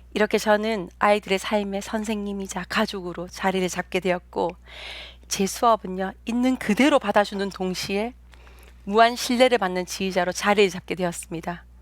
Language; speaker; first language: Korean; native; Korean